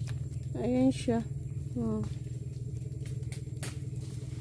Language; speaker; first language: Filipino; non-native, local second language; Aklanon